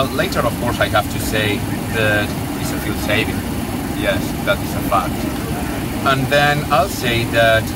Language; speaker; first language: English; non-native, fluent; Spanish